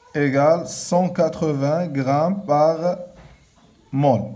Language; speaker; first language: French; non-native, local second language; Arabic